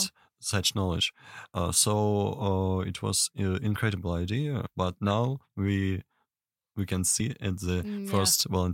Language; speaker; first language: English; non-native, learner; Russian